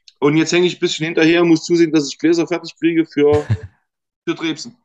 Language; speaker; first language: German; native; German